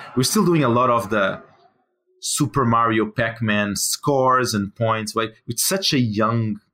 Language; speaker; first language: English; non-native, fluent; Portuguese